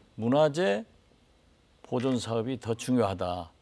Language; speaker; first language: Korean; native; Korean